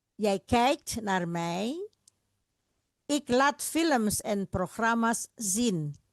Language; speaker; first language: Dutch; non-native, fluent; Indonesian